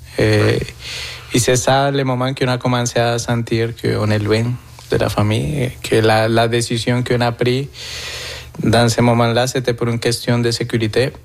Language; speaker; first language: French; non-native, fluent; Spanish